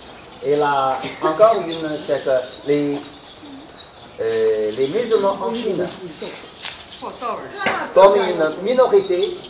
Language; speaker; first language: French; non-native, fluent; Chinese